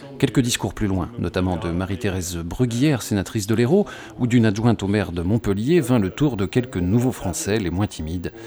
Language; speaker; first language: French; native; French